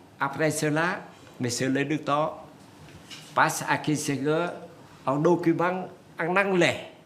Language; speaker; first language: French; non-native, fluent; Vietnamese